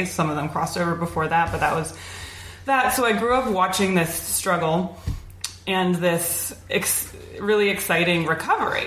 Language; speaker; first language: English; native; English